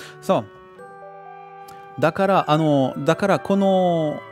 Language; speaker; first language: Japanese; non-native, learner; French